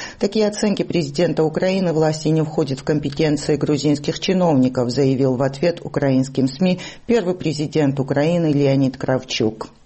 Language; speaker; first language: Russian; non-native, local second language; Georgian